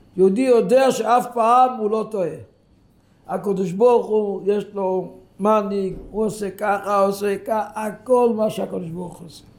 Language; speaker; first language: Hebrew; non-native, local second language; Yiddish